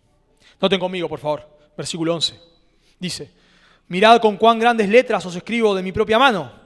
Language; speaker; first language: Spanish; native; Spanish